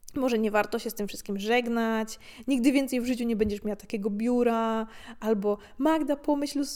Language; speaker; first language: Polish; native; Polish